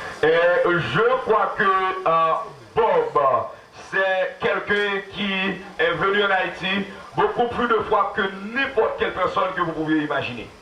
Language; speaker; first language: French; non-native, local second language; Haitian Creole